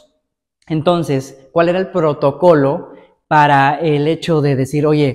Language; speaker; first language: Spanish; native; Spanish